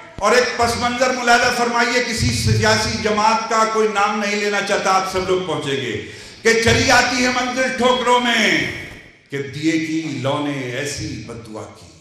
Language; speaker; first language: Urdu; native; Urdu